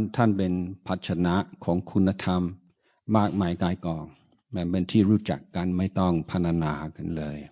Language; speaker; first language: Thai; non-native, fluent; English